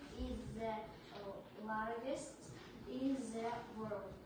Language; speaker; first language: English; non-native, learner; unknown